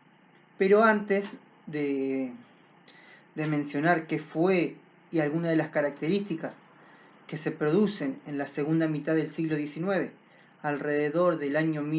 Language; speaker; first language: Spanish; native; Spanish